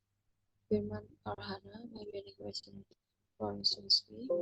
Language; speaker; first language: English; non-native, learner; Indonesian